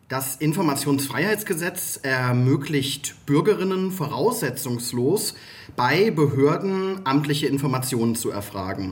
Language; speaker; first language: German; native; German